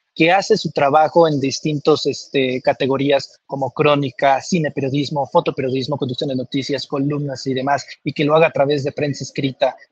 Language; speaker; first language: Spanish; native; Spanish